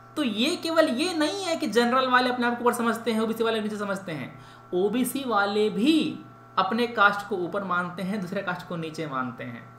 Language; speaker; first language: Hindi; native; Hindi